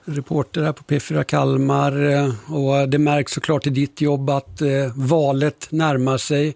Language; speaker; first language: Swedish; native; Swedish